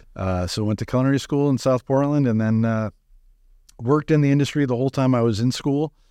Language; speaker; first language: English; native; English